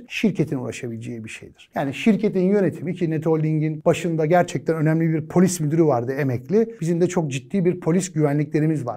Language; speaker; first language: Turkish; native; Turkish